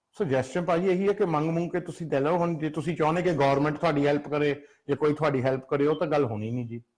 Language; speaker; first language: Punjabi; early bilingual, heritage; Punjabi